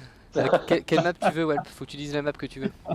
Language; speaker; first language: French; native; French